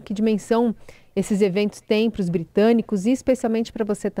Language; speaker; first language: Portuguese; native; Portuguese